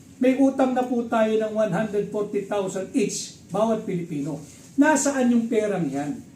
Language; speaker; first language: Filipino; native; Filipino